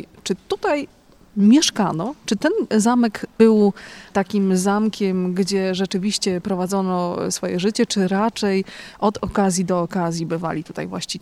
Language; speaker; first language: Polish; native; Polish